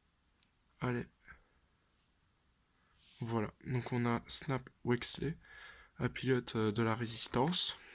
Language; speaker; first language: French; native; French